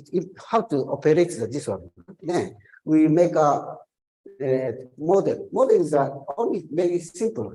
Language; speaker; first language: English; non-native, learner; Japanese